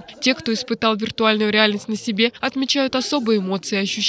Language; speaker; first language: Russian; native; Russian